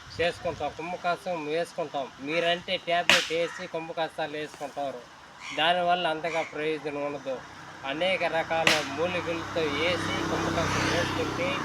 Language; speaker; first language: Telugu; native; Telugu